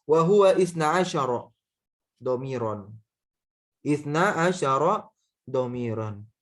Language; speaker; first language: Arabic; non-native, fluent; Indonesian